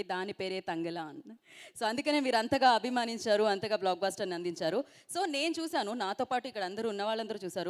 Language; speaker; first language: Telugu; native; Telugu